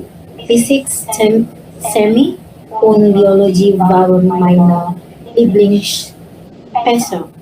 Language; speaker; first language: German; non-native, learner; Indonesian